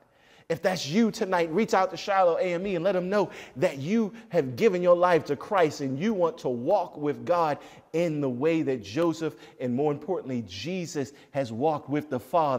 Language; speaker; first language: English; native; English